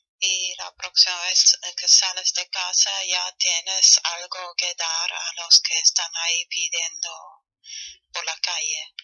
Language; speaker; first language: Spanish; non-native, fluent; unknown